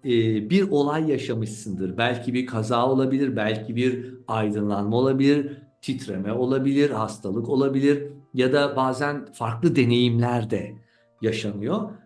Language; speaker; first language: Turkish; native; Turkish